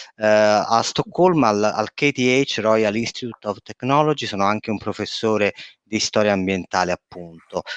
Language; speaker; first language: Italian; native; Italian